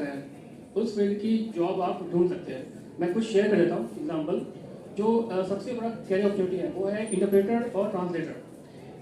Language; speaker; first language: Hindi; native; Hindi